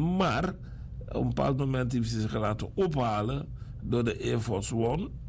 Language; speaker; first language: Dutch; native; Dutch